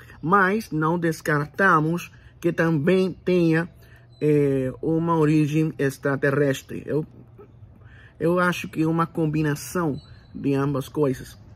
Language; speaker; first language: Portuguese; non-native, fluent; Spanish